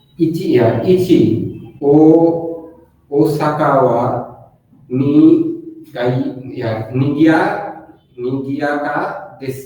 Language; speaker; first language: Japanese; non-native, learner; Bangla